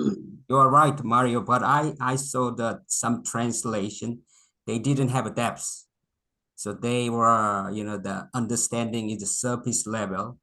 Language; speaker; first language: English; non-native, local second language; Korean